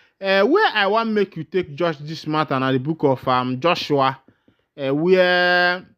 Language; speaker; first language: Nigerian Pidgin; non-native, local second language; Igbo